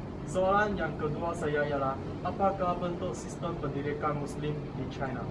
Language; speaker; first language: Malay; non-native, local second language; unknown